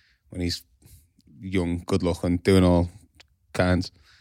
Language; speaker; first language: English; native; English